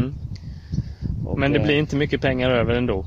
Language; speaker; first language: Swedish; native; Swedish